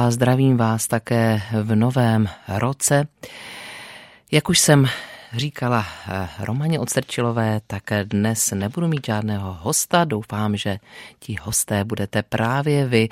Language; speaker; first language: Czech; native; Czech